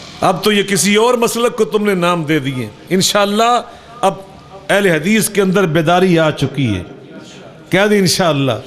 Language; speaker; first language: Urdu; non-native, local second language; Punjabi